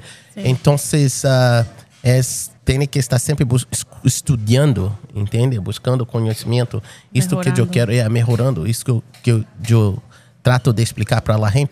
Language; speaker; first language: Spanish; non-native, fluent; Portuguese